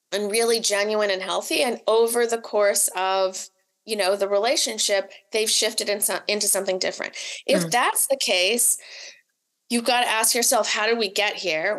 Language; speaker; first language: English; native; English